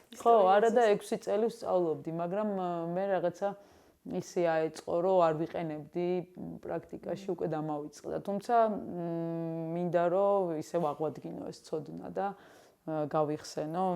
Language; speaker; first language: Georgian; non-native, local second language; Armenian